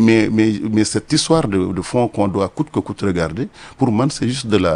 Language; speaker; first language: French; non-native, local second language; Wolof